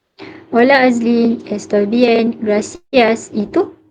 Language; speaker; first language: Spanish; non-native, learner; Malay